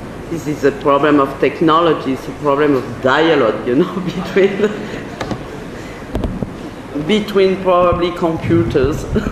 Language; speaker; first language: English; non-native, fluent; French